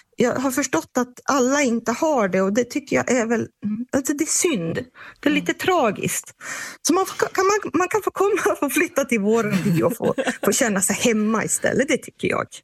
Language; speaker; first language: Swedish; native; Swedish